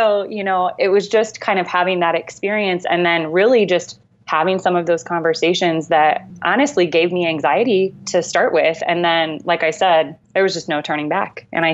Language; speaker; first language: English; native; English